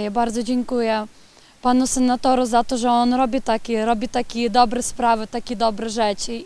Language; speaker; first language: Polish; early bilingual, heritage; Polish